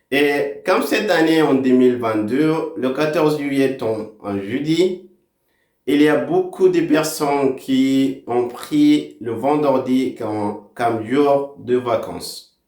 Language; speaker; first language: French; non-native, fluent; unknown